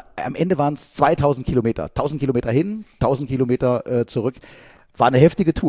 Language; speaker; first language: German; native; German